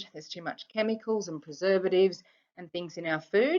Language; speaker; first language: English; native; English